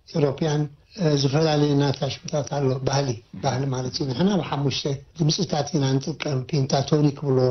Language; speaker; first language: Tigrinya; native; Tigrinya